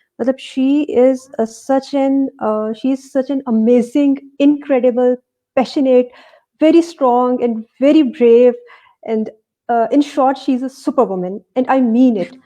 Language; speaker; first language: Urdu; native; Urdu